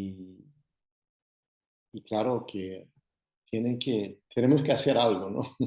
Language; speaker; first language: Spanish; non-native, fluent; Swedish